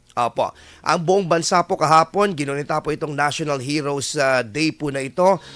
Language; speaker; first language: Filipino; non-native, local second language; Pangasinan